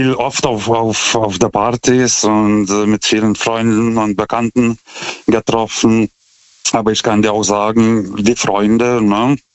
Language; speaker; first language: German; non-native, fluent; Lithuanian